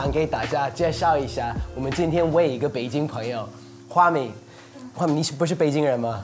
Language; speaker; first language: Chinese; non-native, fluent; English